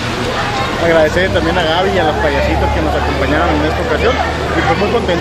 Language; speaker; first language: Spanish; native; Spanish